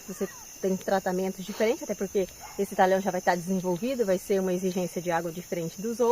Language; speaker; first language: Portuguese; native; Portuguese